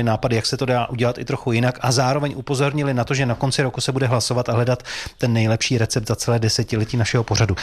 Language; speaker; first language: Czech; native; Czech